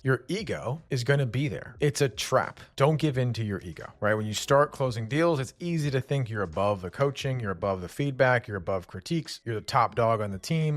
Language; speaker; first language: English; native; English